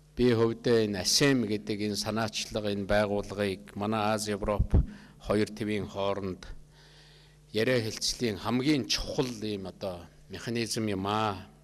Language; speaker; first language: Mongolian; native; Mongolian